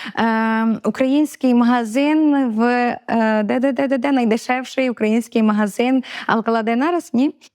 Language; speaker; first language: Ukrainian; native; Ukrainian